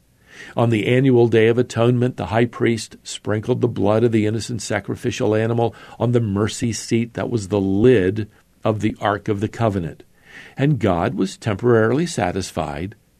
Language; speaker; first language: English; native; English